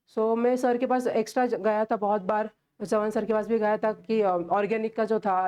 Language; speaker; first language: Hindi; non-native, local second language; Marathi